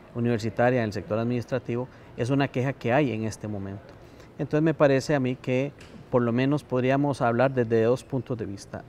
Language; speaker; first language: Spanish; native; Spanish